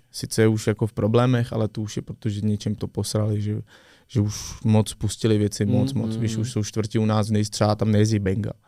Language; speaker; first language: Czech; non-native, fluent; French